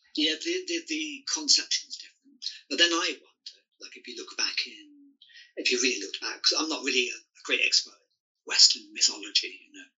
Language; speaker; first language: English; native; English